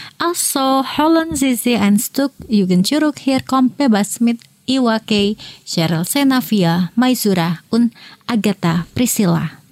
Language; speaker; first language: German; non-native, fluent; Indonesian